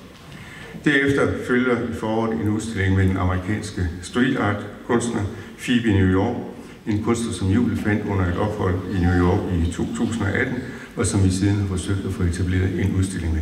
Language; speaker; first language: Danish; native; Danish